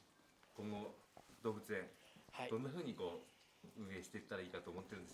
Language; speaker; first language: Japanese; native; Japanese